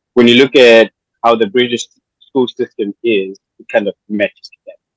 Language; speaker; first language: English; non-native, local second language; Shona